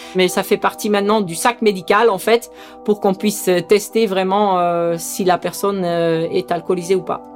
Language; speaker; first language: French; early bilingual, other home language; Dutch